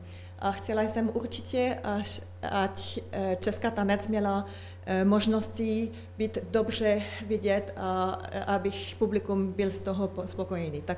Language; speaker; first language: Czech; non-native, learner; French